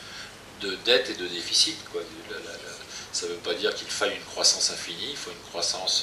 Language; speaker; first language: French; native; French